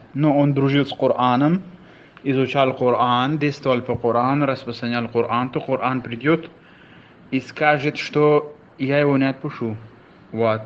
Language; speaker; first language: Russian; non-native, fluent; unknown